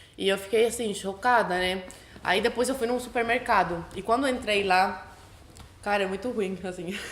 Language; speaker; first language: Portuguese; early bilingual, other home language; Spanish